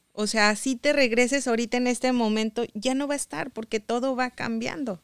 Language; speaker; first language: Spanish; native; Spanish